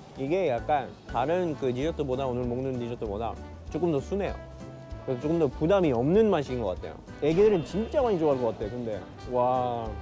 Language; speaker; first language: Korean; non-native, fluent; French